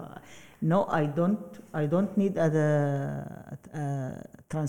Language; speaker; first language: English; non-native, learner; Arabic